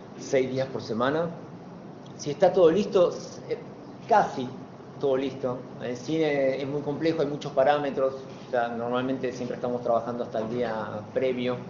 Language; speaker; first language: Spanish; native; Spanish